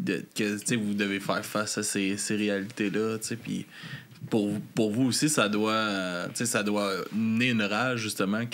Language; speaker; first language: French; native; French